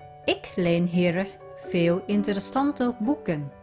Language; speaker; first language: Dutch; non-native, fluent; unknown